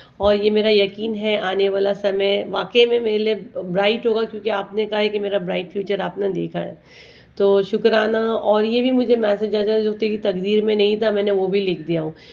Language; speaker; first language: Hindi; native; Hindi